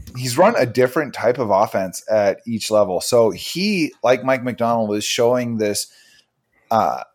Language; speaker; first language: English; native; English